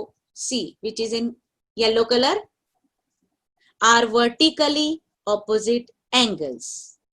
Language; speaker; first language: English; non-native, local second language; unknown